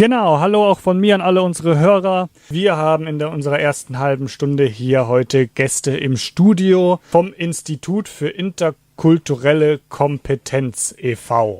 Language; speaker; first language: German; native; German